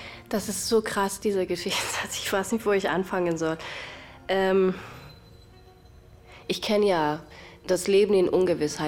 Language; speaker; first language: German; early bilingual, other home language; Persian